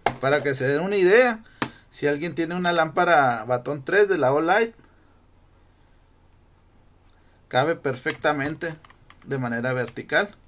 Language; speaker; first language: Spanish; native; Spanish